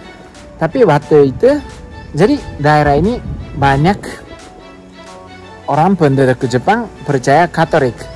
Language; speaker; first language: Indonesian; non-native, learner; Japanese